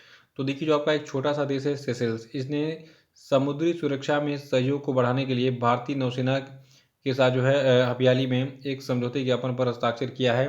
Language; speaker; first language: Hindi; native; Hindi